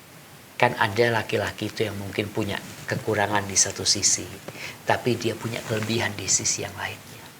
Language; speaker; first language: Malay; native; Malay